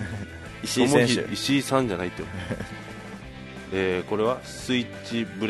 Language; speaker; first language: Japanese; native; Japanese